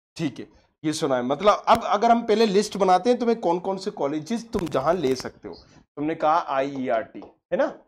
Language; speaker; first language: Hindi; native; Hindi